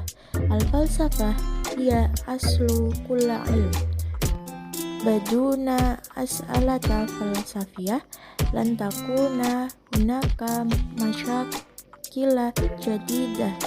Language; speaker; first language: Arabic; non-native, learner; Indonesian